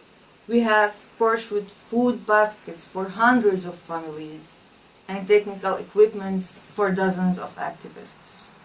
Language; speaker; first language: English; non-native, fluent; Arabic